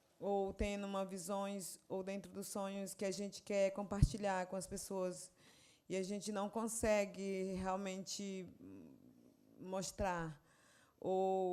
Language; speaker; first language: Portuguese; non-native, local second language; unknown